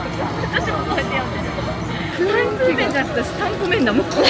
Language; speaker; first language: Japanese; native; Japanese